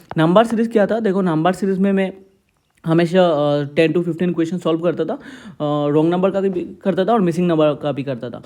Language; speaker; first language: Hindi; non-native, local second language; Assamese